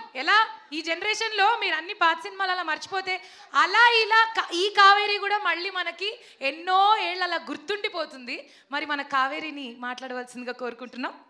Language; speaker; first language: Telugu; native; Telugu